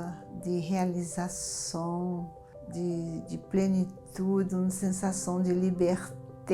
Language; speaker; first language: French; non-native, learner; Portuguese